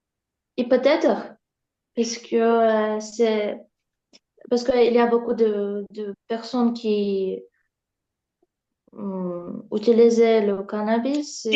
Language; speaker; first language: French; non-native, learner; Russian